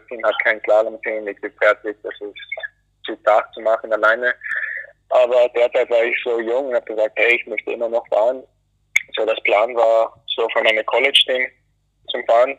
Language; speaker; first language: German; non-native, fluent; English